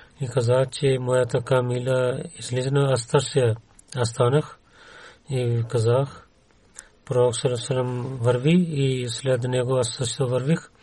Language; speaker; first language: Bulgarian; non-native, learner; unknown